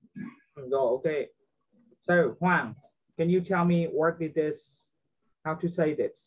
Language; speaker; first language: English; non-native, fluent; Vietnamese